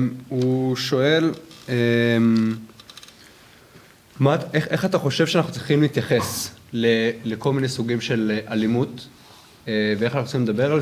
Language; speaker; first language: Hebrew; native; Hebrew